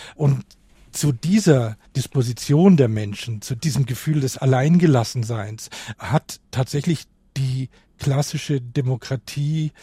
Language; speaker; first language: German; native; German